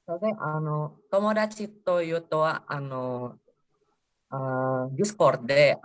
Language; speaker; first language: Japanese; non-native, learner; Indonesian